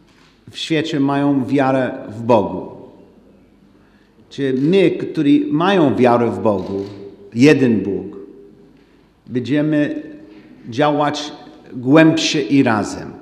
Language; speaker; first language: Polish; non-native, learner; English